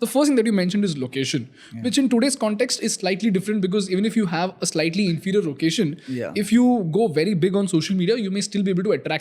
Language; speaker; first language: English; non-native, local second language; Hindi